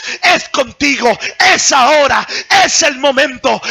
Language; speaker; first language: Spanish; native; Spanish